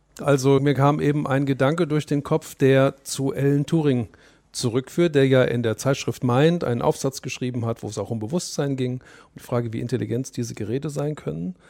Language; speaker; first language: German; native; German